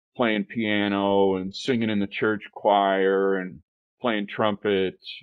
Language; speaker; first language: English; native; English